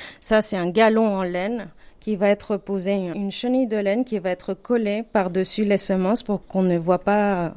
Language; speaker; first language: French; non-native, fluent; Spanish